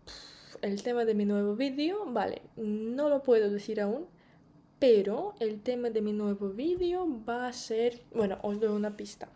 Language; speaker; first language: Spanish; non-native, fluent; Russian